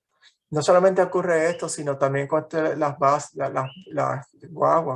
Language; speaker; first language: Spanish; native; Spanish